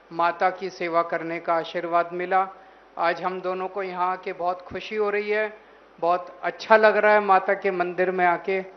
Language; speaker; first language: Hindi; native; Hindi